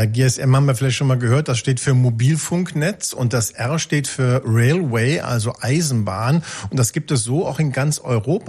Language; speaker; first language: German; native; German